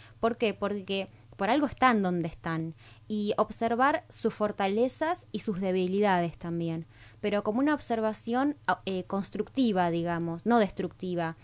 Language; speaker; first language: Spanish; native; Spanish